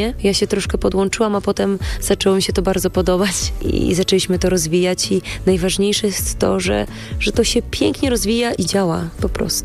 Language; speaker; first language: Polish; native; Polish